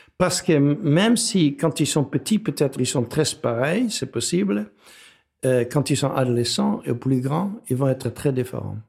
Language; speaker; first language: French; non-native, fluent; Dutch